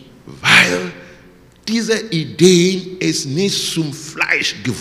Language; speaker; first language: German; non-native, learner; English